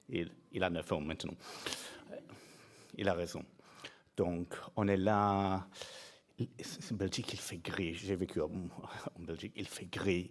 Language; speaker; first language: French; non-native, fluent; English